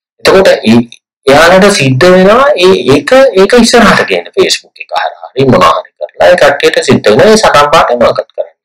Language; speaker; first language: Sinhala; native; Sinhala